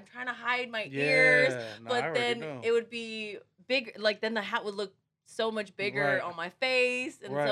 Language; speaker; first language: English; non-native, fluent; Samoan